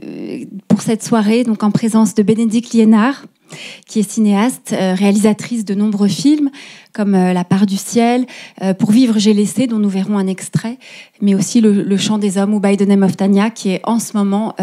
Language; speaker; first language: French; native; French